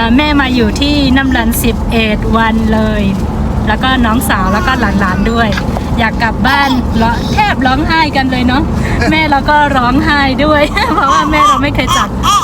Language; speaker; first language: Thai; non-native, local second language; Shan